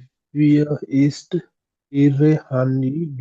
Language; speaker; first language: German; non-native, learner; Hindi